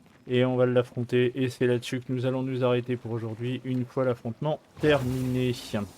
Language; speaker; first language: French; native; French